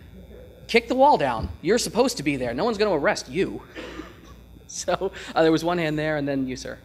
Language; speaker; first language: English; native; English